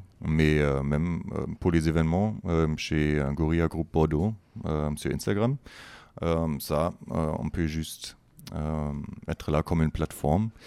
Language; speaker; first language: French; non-native, fluent; German